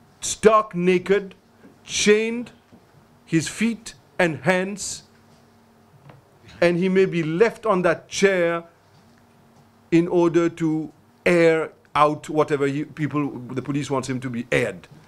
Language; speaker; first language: English; non-native, local second language; Morisyen